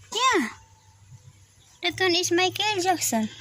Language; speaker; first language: English; non-native, learner; Cebuano